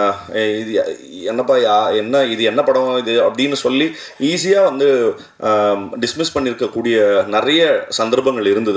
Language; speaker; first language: Tamil; native; Tamil